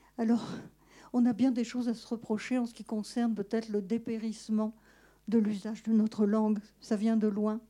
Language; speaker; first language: French; native; French